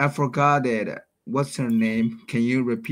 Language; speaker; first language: English; non-native, learner; Chinese